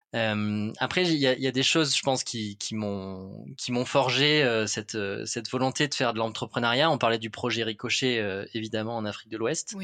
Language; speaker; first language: French; native; French